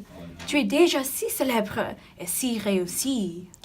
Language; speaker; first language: French; non-native, learner; English